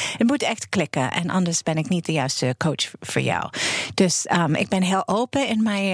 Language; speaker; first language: Dutch; non-native, fluent; English